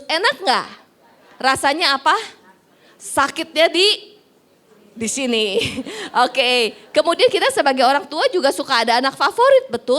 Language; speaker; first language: Indonesian; native; Indonesian